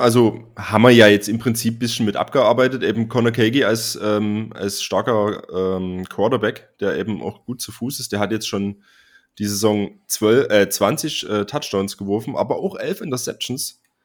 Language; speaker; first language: German; native; German